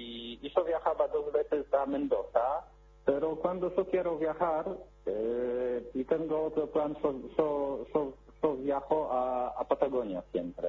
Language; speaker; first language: Spanish; non-native, learner; Polish